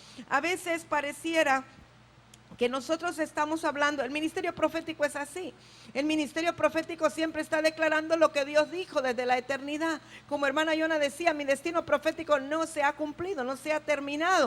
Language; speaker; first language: Spanish; native; Spanish